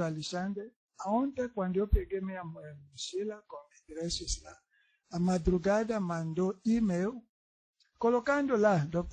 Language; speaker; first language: Portuguese; non-native, learner; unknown